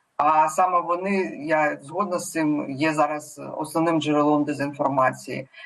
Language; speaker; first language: Ukrainian; native; Ukrainian